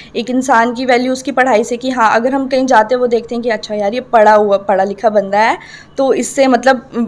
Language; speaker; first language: Hindi; native; Hindi